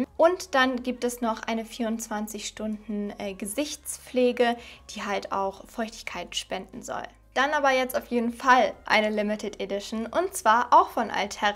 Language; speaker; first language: German; native; German